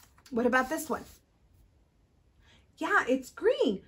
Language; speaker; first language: English; early bilingual, other home language; Spanish